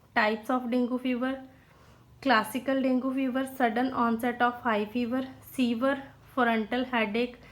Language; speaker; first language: English; non-native, local second language; Punjabi